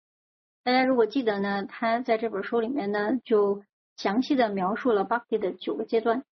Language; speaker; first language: Chinese; native; Chinese